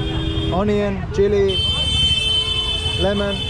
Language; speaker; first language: English; non-native, fluent; Finnish